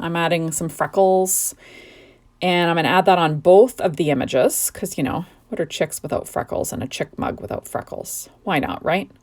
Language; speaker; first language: English; native; English